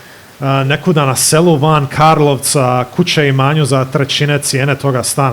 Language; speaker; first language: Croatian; early bilingual, heritage; Croatian